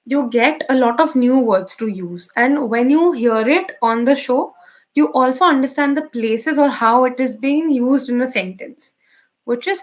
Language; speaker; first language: English; non-native, local second language; Bangla